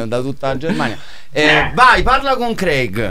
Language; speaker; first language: Italian; native; Italian